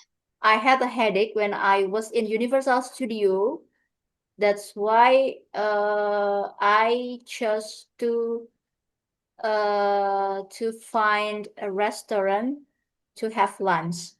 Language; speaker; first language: English; non-native, fluent; Indonesian